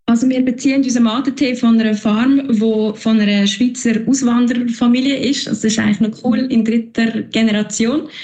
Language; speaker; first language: German; native; German